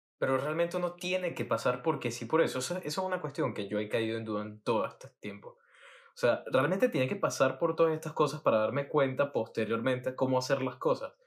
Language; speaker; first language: Spanish; native; Spanish